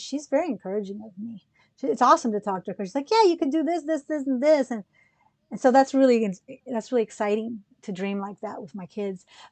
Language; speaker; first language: English; early bilingual, other home language; Spanish